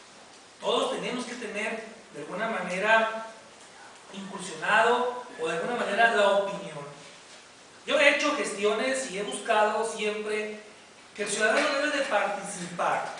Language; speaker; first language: Spanish; native; Spanish